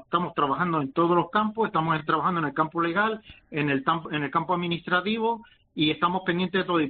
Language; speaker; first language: Spanish; native; Spanish